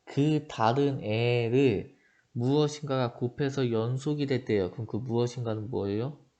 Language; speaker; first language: Korean; native; Korean